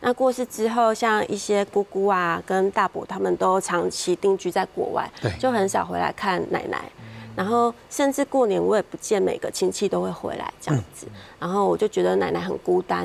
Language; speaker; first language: Chinese; native; Chinese